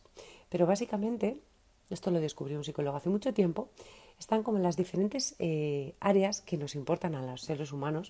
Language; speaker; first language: Spanish; native; Spanish